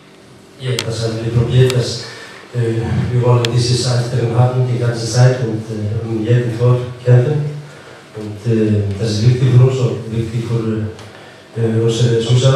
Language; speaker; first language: German; non-native, fluent; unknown